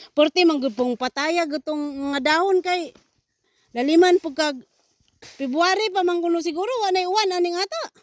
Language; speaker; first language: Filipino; non-native, local second language; Cebuano